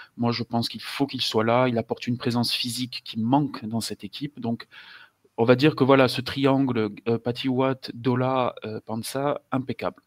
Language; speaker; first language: French; native; French